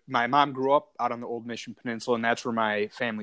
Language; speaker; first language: English; native; English